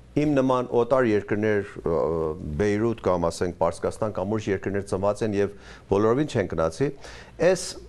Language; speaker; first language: Armenian; early bilingual, heritage; Armenian